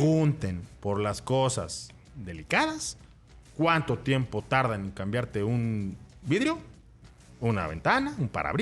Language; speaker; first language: Spanish; native; Spanish